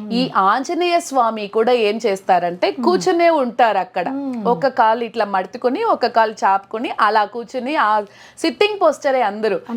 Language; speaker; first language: Telugu; non-native, local second language; Tamil